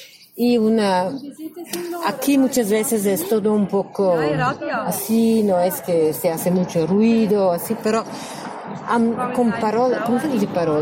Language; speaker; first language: Spanish; non-native, learner; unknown